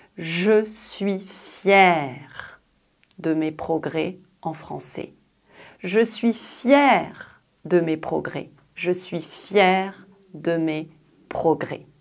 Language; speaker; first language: French; native; French